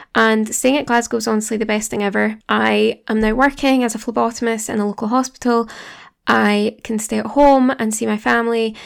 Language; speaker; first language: English; native; English